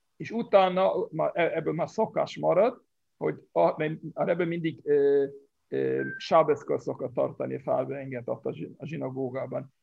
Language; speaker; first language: Hungarian; early bilingual, heritage; Hungarian